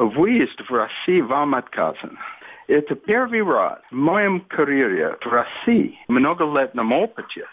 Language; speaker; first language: Russian; non-native, fluent; English